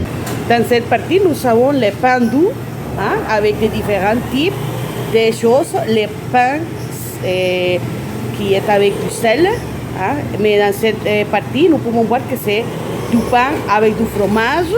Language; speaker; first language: French; non-native, fluent; Spanish